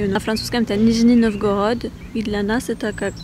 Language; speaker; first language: Russian; non-native, fluent; French